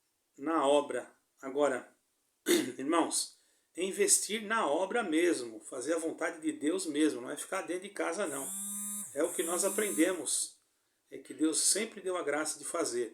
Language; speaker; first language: Portuguese; native; Portuguese